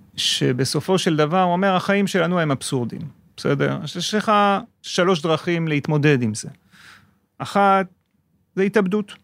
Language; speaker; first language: Hebrew; non-native, fluent; French